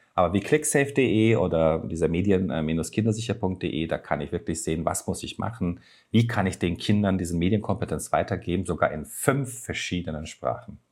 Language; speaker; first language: German; non-native, fluent; Turkish